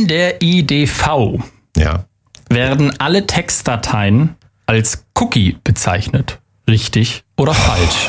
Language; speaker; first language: German; native; German